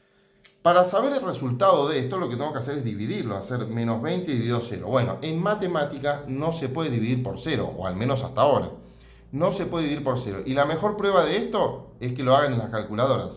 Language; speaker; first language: Spanish; native; Spanish